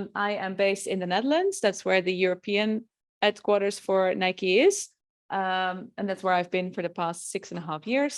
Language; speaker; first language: English; non-native, fluent; Dutch